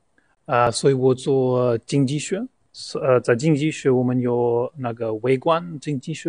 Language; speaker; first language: Chinese; non-native, fluent; German